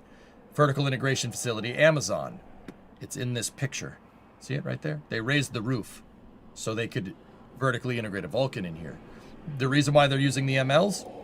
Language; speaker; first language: English; native; English